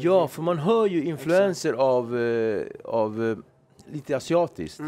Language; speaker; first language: Swedish; native; Swedish